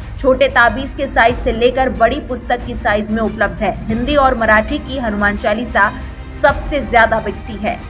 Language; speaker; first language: Hindi; native; Hindi